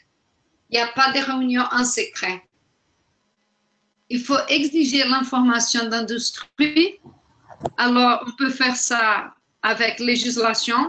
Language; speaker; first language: French; non-native, fluent; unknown